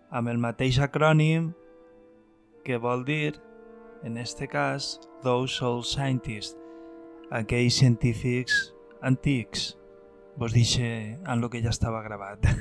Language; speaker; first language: Catalan; native; Catalan